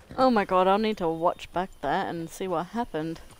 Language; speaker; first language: English; native; English